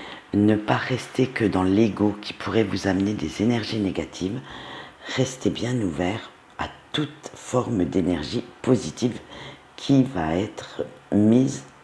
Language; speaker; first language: French; native; French